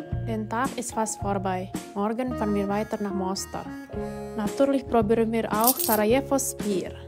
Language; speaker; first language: German; non-native, fluent; Indonesian